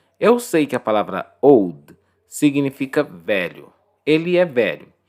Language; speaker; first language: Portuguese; native; Portuguese